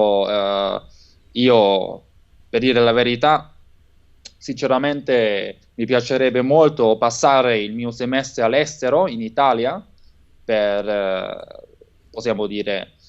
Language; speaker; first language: Italian; non-native, fluent; German